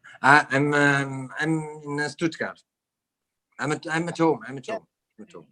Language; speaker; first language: English; non-native, learner; Italian